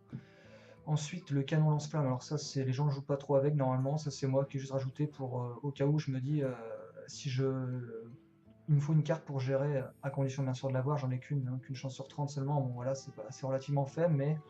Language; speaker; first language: French; native; French